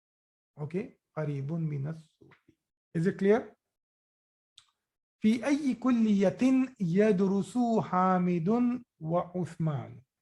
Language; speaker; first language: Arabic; non-native, fluent; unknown